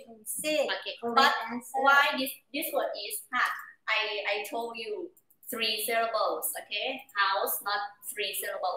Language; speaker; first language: English; non-native, learner; Thai